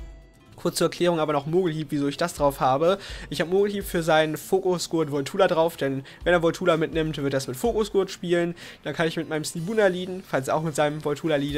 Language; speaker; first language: German; native; German